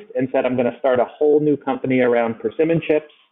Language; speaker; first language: English; native; English